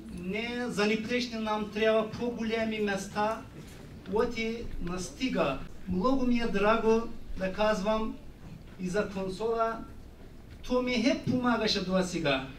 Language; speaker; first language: Bulgarian; non-native, local second language; Turkish